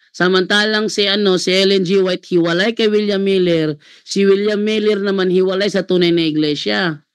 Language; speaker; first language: Filipino; non-native, local second language; Cebuano